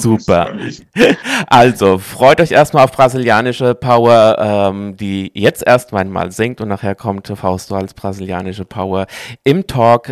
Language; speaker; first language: German; native; German